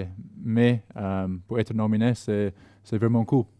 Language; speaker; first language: French; non-native, learner; English